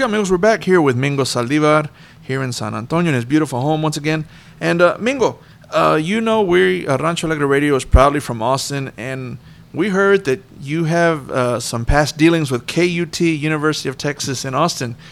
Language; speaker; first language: English; early bilingual, other home language; Spanish